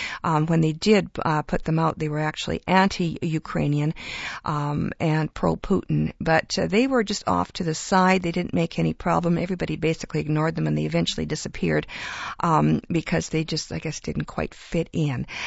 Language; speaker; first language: English; early bilingual, other home language; Ukrainian